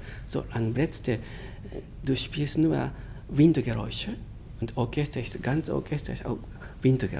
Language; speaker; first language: German; non-native, learner; Japanese